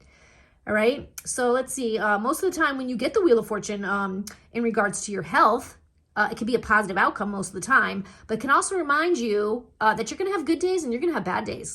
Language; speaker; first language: English; native; English